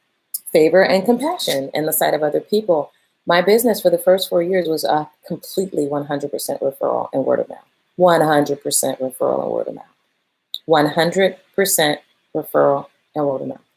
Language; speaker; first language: English; native; English